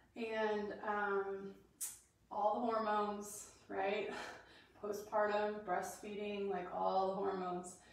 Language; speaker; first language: English; native; English